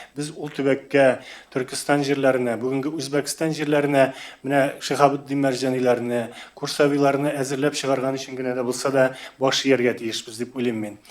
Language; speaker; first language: Tatar; native; Tatar